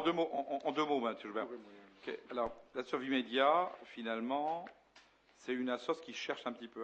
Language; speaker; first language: French; native; French